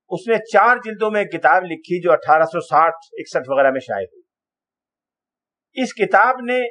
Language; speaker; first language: Urdu; native; Urdu